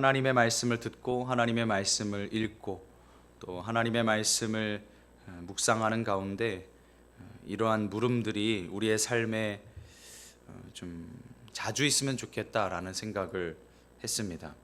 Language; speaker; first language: Korean; native; Korean